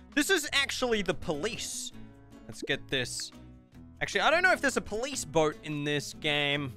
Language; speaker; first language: English; native; English